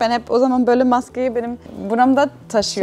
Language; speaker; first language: Turkish; non-native, fluent; German